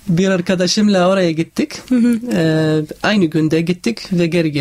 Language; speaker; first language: Turkish; non-native, fluent; Arabic